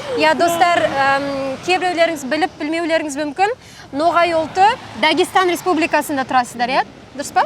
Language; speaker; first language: Kazakh; native; Kazakh